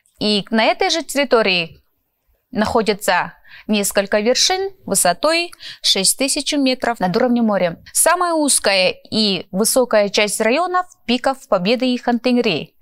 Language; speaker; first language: Russian; non-native, local second language; Kyrgyz